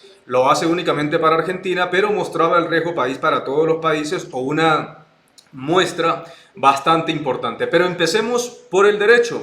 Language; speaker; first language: Spanish; native; Spanish